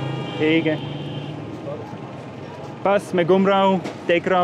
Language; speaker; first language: Hindi; non-native, learner; English